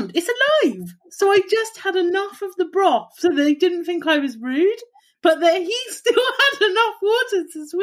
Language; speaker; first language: English; native; English